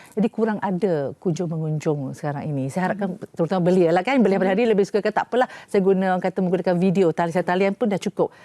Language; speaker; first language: Malay; non-native, local second language; Chinese